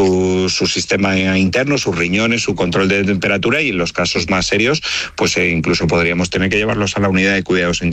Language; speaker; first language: Spanish; native; Spanish